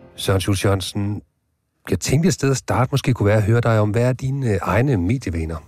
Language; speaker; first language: Danish; native; Danish